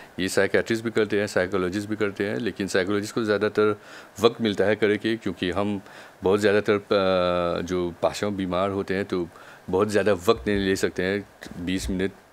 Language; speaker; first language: Hindi; non-native, local second language; Bhojpuri